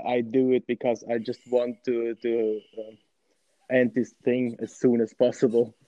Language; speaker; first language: English; non-native, fluent; Italian